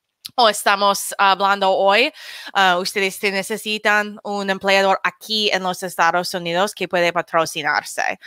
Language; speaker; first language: Spanish; non-native, learner; English